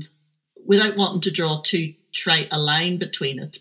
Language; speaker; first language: English; native; English